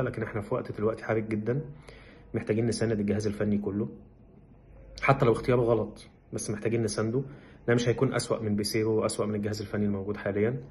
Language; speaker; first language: Arabic; native; Arabic